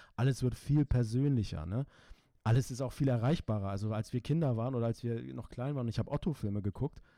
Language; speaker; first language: German; early bilingual, other home language; Turkish